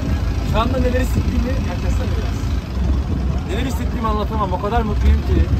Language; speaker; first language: Turkish; native; Turkish